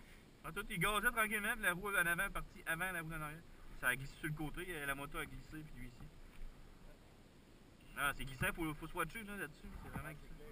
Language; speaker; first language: French; native; French